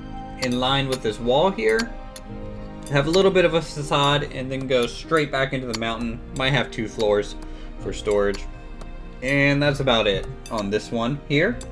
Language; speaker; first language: English; native; English